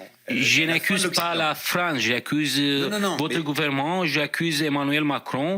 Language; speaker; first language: French; non-native, fluent; Romanian